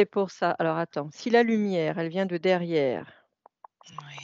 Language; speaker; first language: French; native; French